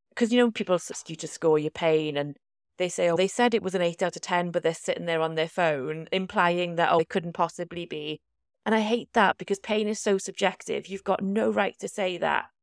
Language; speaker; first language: English; native; English